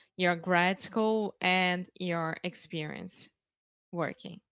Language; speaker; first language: English; non-native, fluent; Portuguese